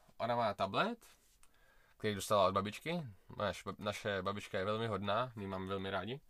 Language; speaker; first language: Czech; early bilingual, other home language; Russian